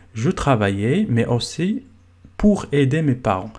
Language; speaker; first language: French; non-native, local second language; Arabic